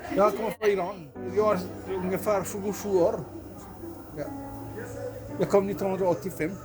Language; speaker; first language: Swedish; non-native, fluent; Persian